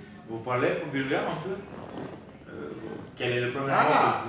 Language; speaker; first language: French; non-native, learner; Bulgarian